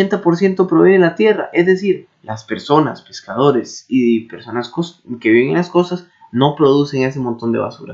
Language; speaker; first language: Spanish; native; Spanish